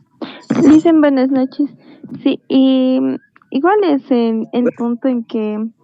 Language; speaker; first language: Spanish; native; Spanish